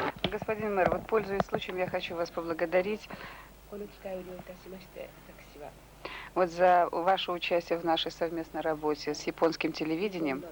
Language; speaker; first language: Russian; native; Russian